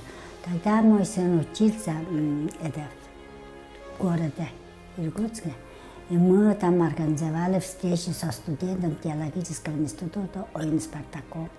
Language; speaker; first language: Russian; non-native, local second language; Tuvinian